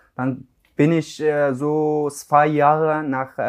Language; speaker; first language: German; non-native, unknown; Persian